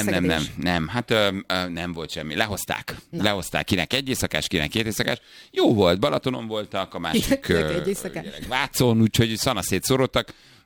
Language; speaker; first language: Hungarian; native; Hungarian